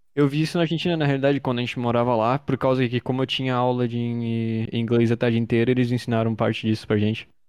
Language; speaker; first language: Portuguese; early bilingual, heritage; Portuguese